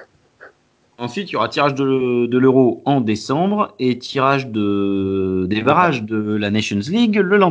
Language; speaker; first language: French; native; French